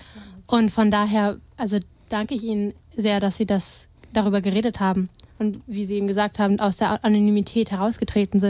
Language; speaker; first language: German; native; German